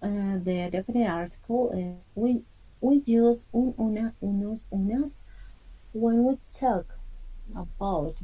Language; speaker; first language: English; non-native, fluent; Spanish